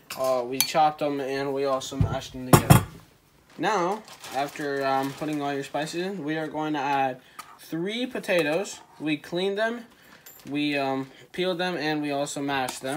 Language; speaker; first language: English; early bilingual, other home language; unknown